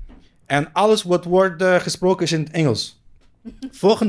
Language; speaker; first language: Dutch; non-native, learner; Arabic